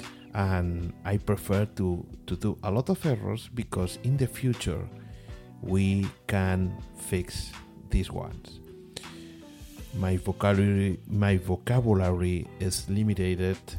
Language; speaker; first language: English; non-native, learner; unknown